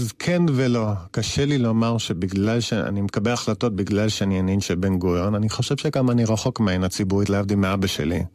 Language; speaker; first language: Hebrew; native; Hebrew